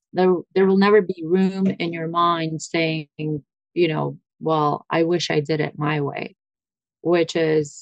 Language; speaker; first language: English; early bilingual, other home language; Russian